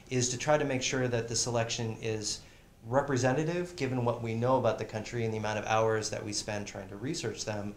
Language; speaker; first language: English; native; English